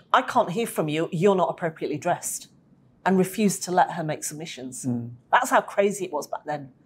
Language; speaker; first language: English; native; English